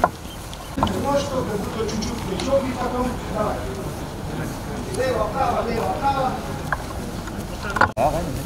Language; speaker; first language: Russian; non-native, learner; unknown